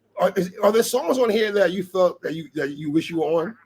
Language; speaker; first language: English; native; English